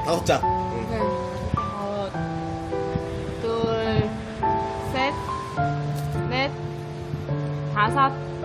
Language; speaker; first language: Korean; non-native, learner; Vietnamese